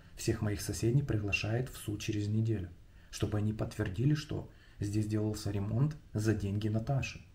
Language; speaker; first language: Russian; non-native, local second language; Ukrainian